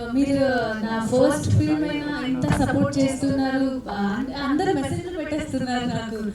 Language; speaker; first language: Telugu; non-native, fluent; Marathi